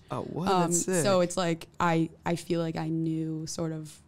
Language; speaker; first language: English; native; English